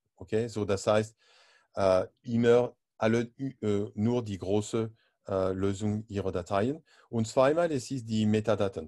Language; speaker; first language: German; non-native, learner; French